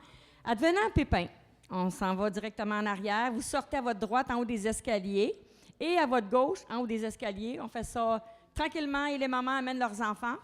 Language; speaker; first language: French; native; French